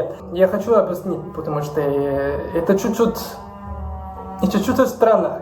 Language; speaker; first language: Russian; non-native, learner; English